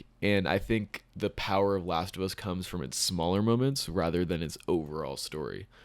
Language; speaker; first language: English; native; English